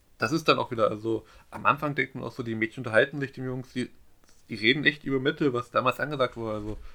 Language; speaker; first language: German; native; German